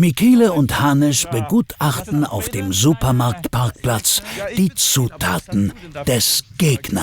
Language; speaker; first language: German; native; German